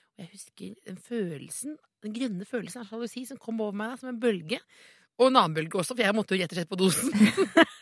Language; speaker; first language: Norwegian; native; Norwegian